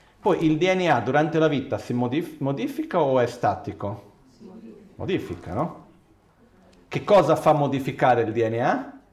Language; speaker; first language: Italian; non-native, fluent; Portuguese